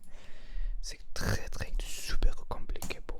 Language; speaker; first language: French; non-native, learner; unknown